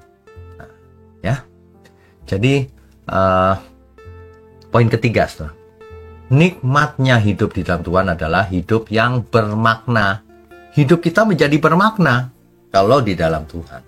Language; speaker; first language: Indonesian; native; Indonesian